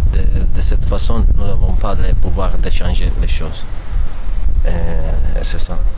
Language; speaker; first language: French; non-native, learner; Italian